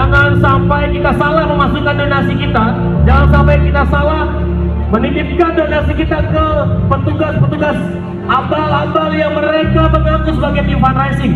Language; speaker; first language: Indonesian; native; Indonesian